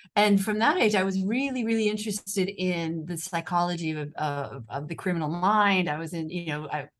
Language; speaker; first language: English; native; English